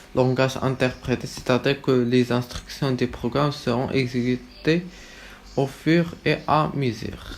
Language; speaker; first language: French; non-native, local second language; Arabic